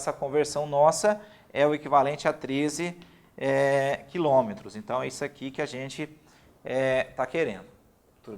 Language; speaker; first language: Portuguese; native; Portuguese